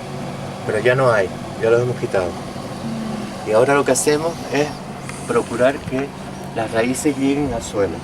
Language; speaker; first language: Spanish; native; Spanish